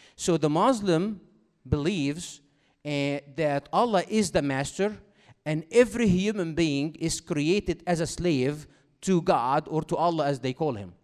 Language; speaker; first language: English; non-native, fluent; Arabic